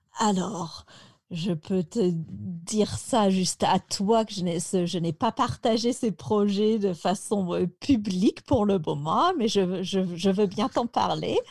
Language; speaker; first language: French; native; French